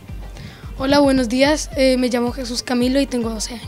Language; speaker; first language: Spanish; native; Spanish